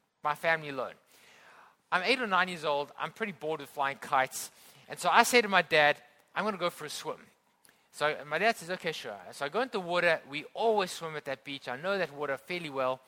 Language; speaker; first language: English; native; English